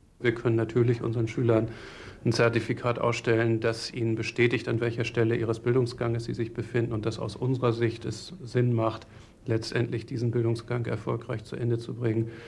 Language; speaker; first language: German; native; German